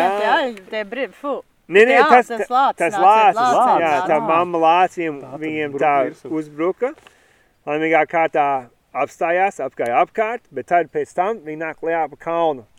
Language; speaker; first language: Latvian; early bilingual, heritage; Latvian